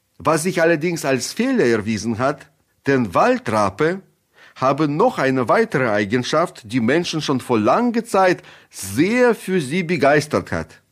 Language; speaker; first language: German; non-native, fluent; Russian